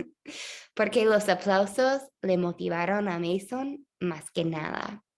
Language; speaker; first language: Spanish; non-native, fluent; English